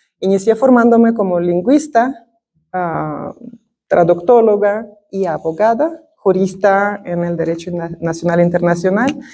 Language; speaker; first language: Spanish; non-native, fluent; Russian